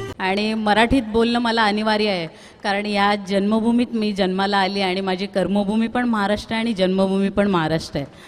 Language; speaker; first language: Marathi; non-native, local second language; Tulu